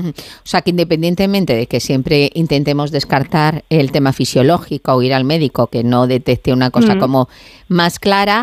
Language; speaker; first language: Spanish; native; Spanish